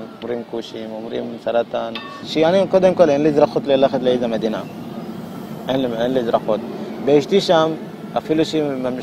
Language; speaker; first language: Hebrew; non-native, learner; Tigrinya